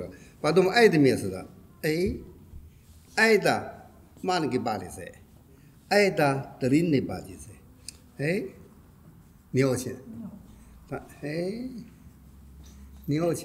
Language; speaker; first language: Russian; non-native, learner; Chinese